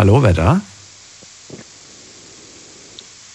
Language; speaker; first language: German; native; German